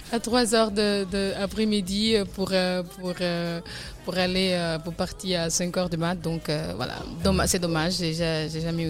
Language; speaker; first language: French; non-native, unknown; Kabuverdianu